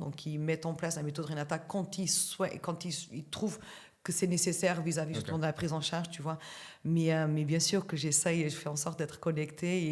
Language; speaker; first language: French; native; French